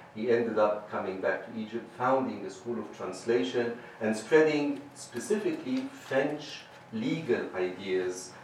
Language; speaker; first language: English; non-native, fluent; Arabic